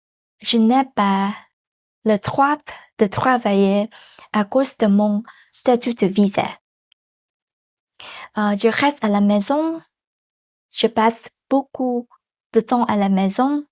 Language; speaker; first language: French; non-native, learner; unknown